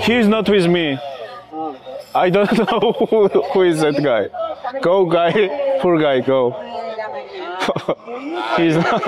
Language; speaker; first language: English; non-native, learner; Georgian